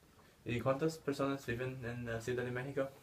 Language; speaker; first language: Spanish; non-native, learner; English